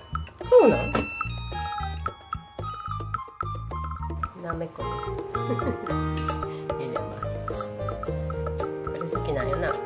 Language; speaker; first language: Japanese; native; Japanese